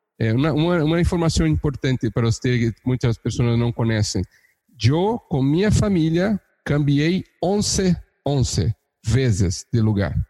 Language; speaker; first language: Portuguese; native; Portuguese